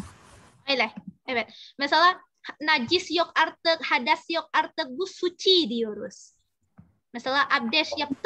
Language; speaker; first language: Turkish; non-native, fluent; Indonesian